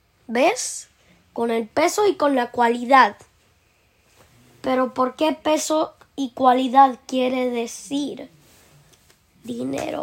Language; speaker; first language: Spanish; early bilingual, heritage; Spanish